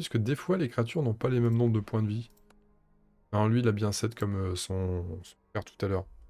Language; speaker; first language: French; native; French